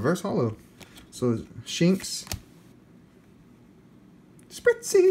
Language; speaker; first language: English; native; English